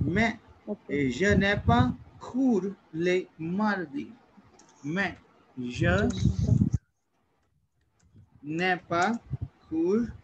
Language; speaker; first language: French; non-native, fluent; Hindi